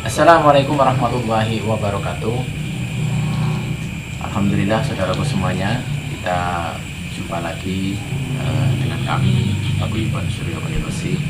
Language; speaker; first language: Indonesian; native; Indonesian